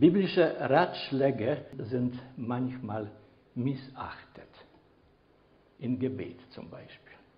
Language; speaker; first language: German; non-native, fluent; Polish